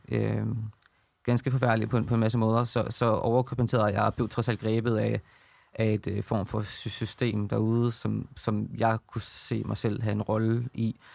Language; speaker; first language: Danish; native; Danish